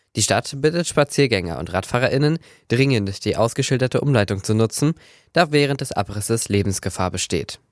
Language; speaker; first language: German; native; German